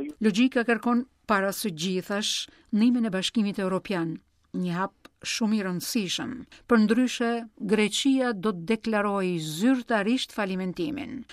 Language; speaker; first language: Albanian; non-native, fluent; Greek